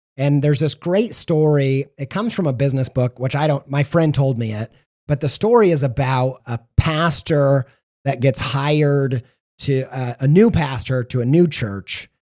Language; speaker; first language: English; native; English